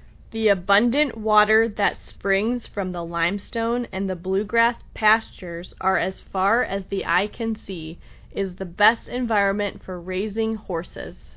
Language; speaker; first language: English; native; English